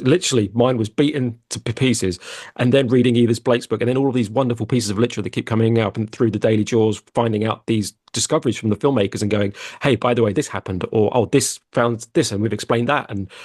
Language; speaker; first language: English; native; English